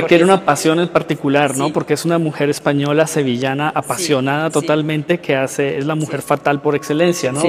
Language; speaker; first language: Spanish; native; Spanish